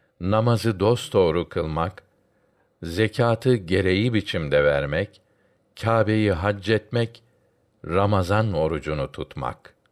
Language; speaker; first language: Turkish; native; Turkish